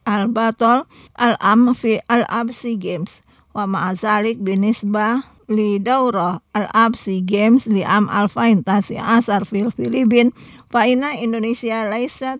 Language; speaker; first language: Arabic; non-native, learner; Indonesian